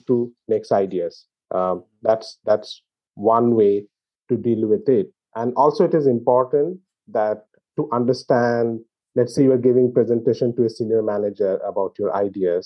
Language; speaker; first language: English; non-native, local second language; Bangla